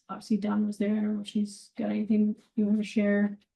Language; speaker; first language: English; native; English